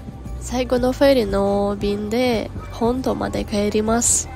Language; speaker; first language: Japanese; non-native, fluent; Ukrainian